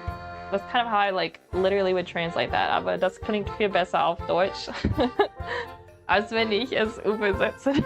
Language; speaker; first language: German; non-native, learner; English